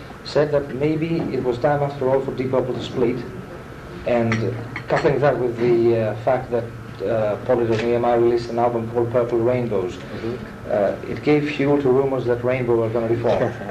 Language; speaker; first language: English; non-native, fluent; Greek